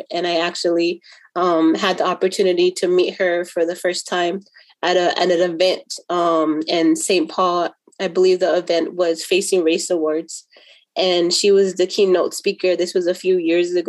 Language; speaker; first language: English; native; English